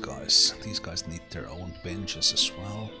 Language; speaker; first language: English; non-native, fluent; Finnish